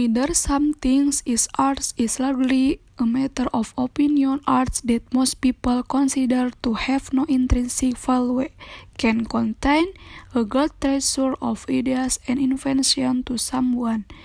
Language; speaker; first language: English; non-native, learner; Indonesian